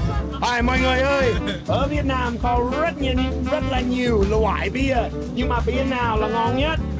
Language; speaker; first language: Vietnamese; non-native, fluent; English